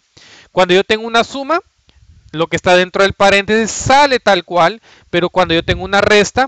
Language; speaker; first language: Spanish; native; Spanish